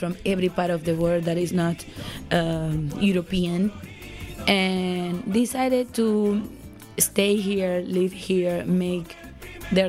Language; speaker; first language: English; non-native, fluent; Spanish